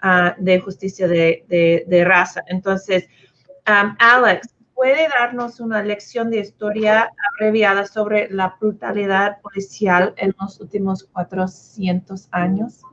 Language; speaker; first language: Spanish; non-native, fluent; English